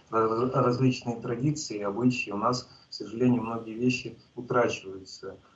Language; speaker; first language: Russian; native; Russian